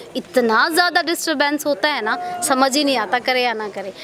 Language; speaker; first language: Hindi; native; Hindi